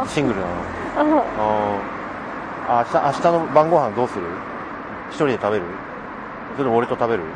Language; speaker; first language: Japanese; native; Japanese